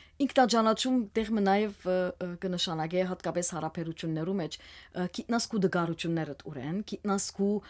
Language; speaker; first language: Armenian; early bilingual, heritage; Armenian